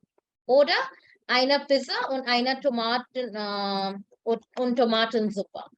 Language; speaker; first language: German; non-native, fluent; Hindi